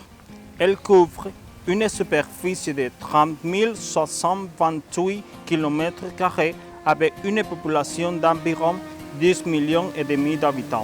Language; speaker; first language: French; non-native, learner; Spanish